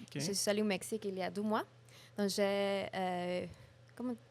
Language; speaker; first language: French; non-native, learner; Spanish